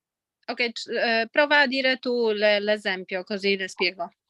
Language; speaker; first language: Italian; non-native, fluent; Polish